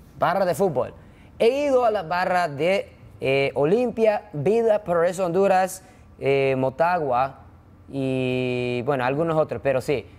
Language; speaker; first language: Spanish; non-native, fluent; Japanese